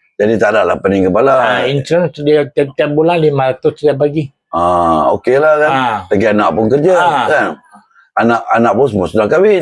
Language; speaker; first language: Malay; non-native, local second language; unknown